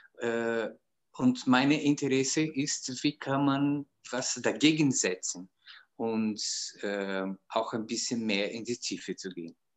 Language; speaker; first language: German; non-native, fluent; Portuguese